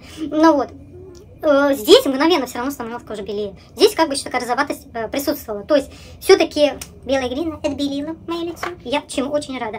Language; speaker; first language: Russian; native; Russian